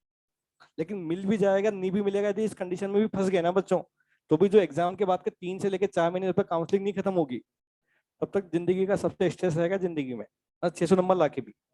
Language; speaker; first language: Hindi; native; Hindi